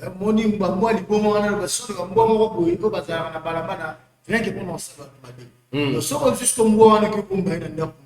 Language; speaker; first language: Lingala; native; Lingala